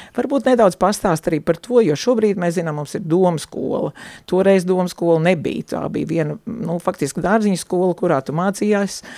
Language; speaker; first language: Latvian; native; Latvian